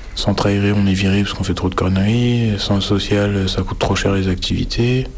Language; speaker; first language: French; native; French